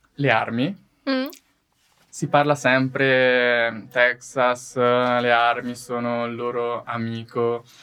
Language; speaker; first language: Italian; native; Italian